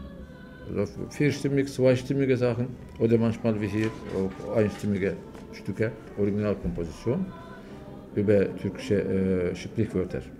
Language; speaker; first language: German; non-native, fluent; Turkish